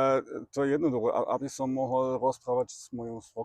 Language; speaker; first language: Slovak; non-native, learner; German